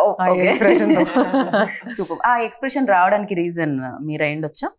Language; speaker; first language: Telugu; native; Telugu